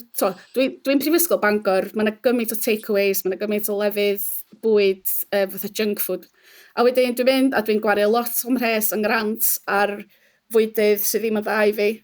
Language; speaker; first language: Welsh; native; Welsh